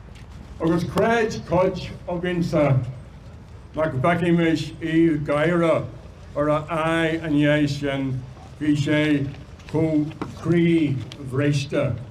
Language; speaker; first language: Irish; non-native, local second language; English